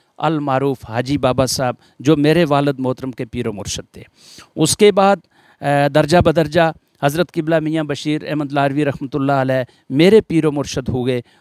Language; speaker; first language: Hindi; non-native, local second language; Gujari